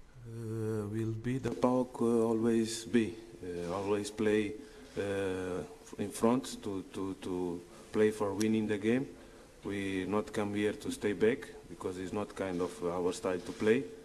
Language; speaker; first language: English; non-native, learner; Portuguese